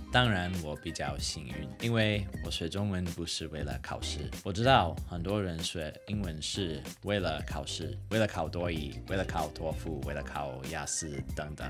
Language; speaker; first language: Chinese; non-native, fluent; English